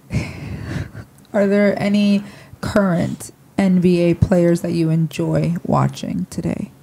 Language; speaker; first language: English; native; English